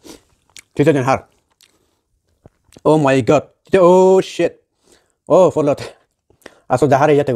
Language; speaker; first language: Swedish; non-native, learner; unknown